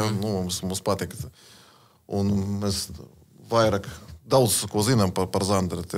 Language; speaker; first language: Latvian; non-native, learner; Russian